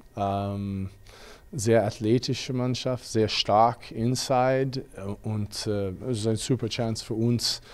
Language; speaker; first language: German; non-native, fluent; English